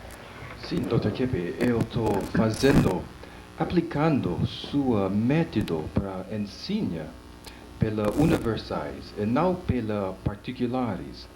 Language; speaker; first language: Portuguese; non-native, fluent; English